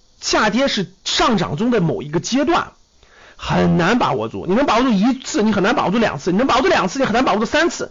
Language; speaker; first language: Chinese; native; Chinese